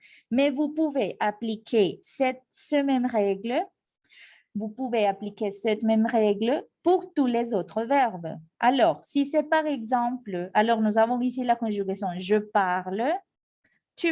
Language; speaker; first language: French; non-native, fluent; Spanish